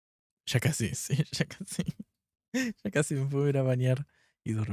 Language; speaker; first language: Spanish; native; Spanish